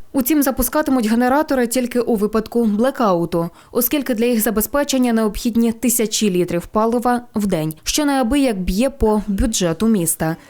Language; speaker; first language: Ukrainian; native; Ukrainian